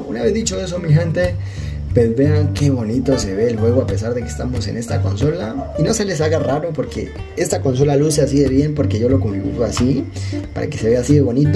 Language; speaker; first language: Spanish; native; Spanish